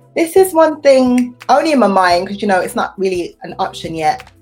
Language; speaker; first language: English; native; English